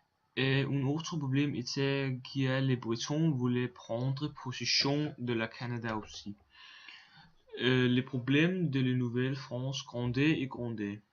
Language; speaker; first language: French; non-native, learner; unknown